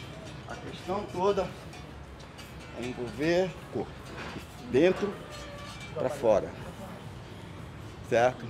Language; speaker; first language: Portuguese; native; Portuguese